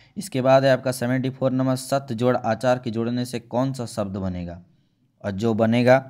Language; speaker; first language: Hindi; native; Hindi